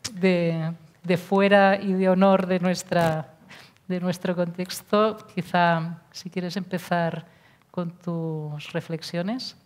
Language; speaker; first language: Spanish; non-native, local second language; Catalan